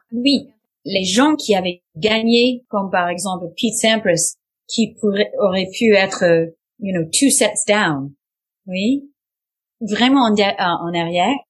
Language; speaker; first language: French; non-native, fluent; English